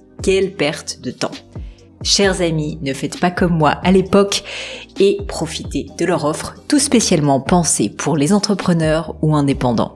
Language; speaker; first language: French; native; French